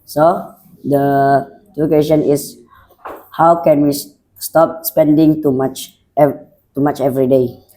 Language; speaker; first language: English; non-native, learner; Indonesian